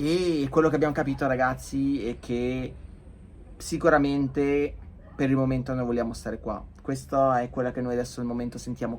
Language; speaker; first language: Italian; native; Italian